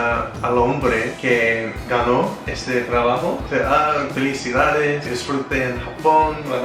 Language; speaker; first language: Spanish; non-native, fluent; English